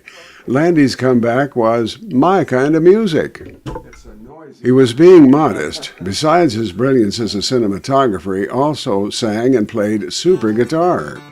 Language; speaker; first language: English; native; English